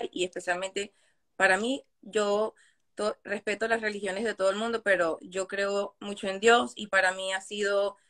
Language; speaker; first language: Spanish; native; Spanish